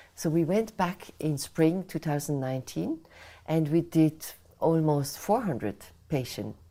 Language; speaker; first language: English; non-native, fluent; Swiss German